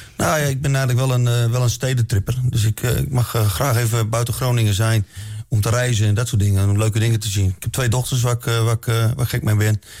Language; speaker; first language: Dutch; native; Dutch